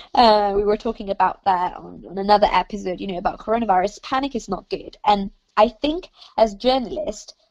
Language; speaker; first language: English; non-native, fluent; Italian